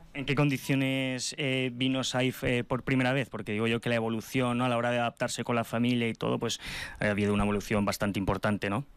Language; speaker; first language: Spanish; native; Spanish